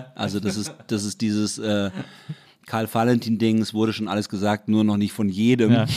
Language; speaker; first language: German; native; German